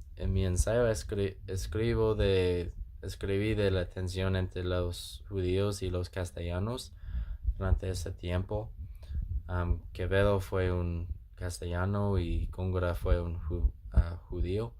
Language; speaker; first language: Spanish; non-native, learner; English